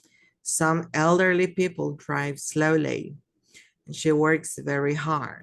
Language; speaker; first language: English; non-native, fluent; Spanish